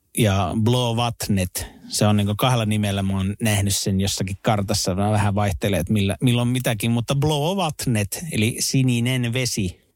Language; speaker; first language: Finnish; native; Finnish